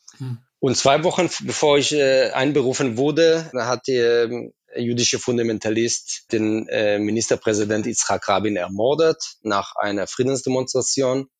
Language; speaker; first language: German; non-native, fluent; Hebrew